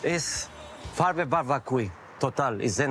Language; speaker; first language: German; non-native, learner; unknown